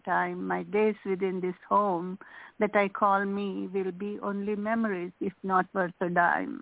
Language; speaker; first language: English; non-native, local second language; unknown